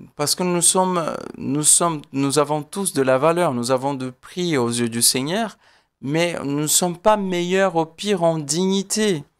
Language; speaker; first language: French; non-native, fluent; Portuguese